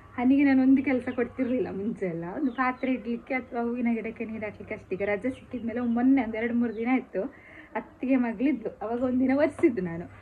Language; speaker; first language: Kannada; non-native, local second language; Tulu